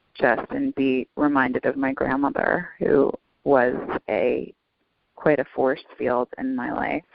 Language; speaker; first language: English; native; English